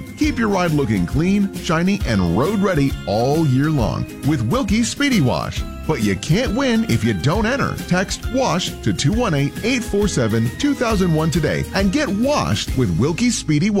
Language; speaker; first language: English; native; English